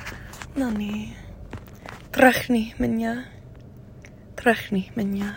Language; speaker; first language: Finnish; non-native, learner; English